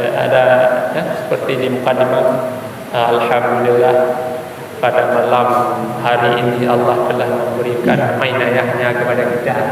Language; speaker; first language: Malay; non-native, local second language; Achinese